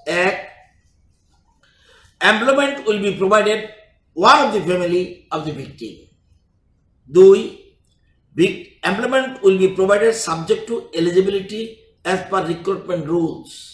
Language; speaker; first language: English; non-native, local second language; Bangla